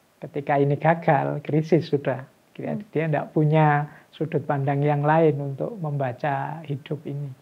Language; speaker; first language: Indonesian; non-native, local second language; Javanese